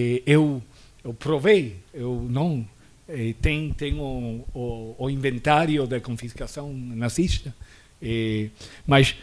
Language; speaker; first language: Portuguese; non-native, fluent; Spanish